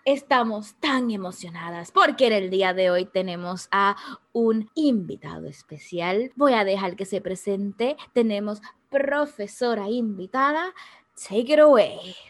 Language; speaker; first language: Spanish; early bilingual, heritage; Spanish